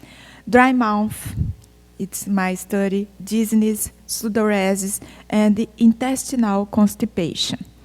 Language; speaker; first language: English; non-native, fluent; Portuguese